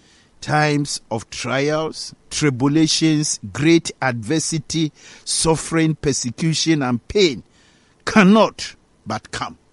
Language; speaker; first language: English; non-native, local second language; Akan